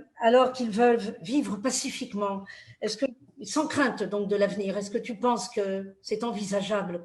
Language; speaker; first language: French; native; French